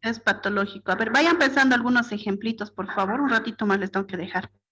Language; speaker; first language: Spanish; native; Spanish